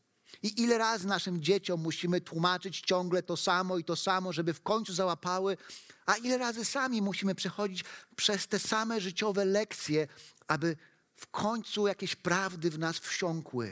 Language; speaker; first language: Polish; native; Polish